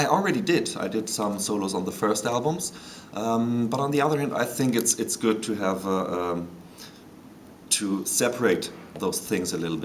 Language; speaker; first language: English; non-native, fluent; German